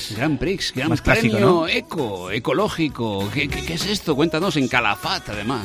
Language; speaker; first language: Spanish; native; Spanish